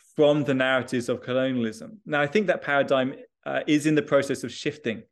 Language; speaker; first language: English; native; English